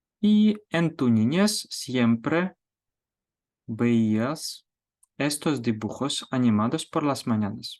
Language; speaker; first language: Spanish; non-native, fluent; Ukrainian